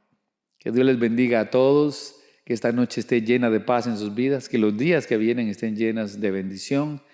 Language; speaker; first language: Spanish; native; Spanish